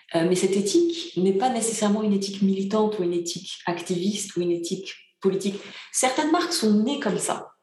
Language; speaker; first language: French; early bilingual, other home language; Bulgarian